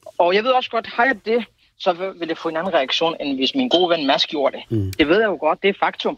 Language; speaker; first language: Danish; early bilingual, other home language; Kurdish